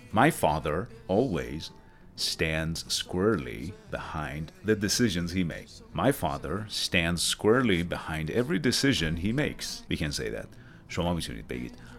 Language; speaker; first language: English; non-native, fluent; Persian